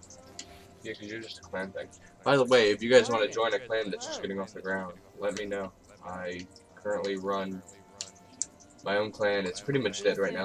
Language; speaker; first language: English; native; English